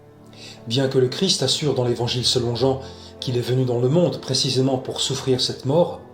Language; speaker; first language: French; native; French